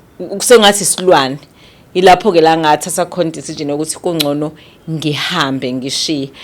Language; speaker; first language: Zulu; native; Zulu